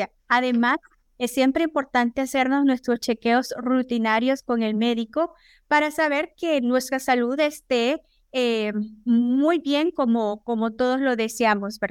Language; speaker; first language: Spanish; native; Spanish